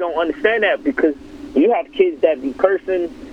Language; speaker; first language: English; native; English